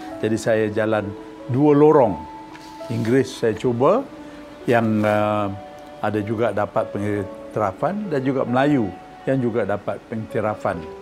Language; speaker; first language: Malay; native; Malay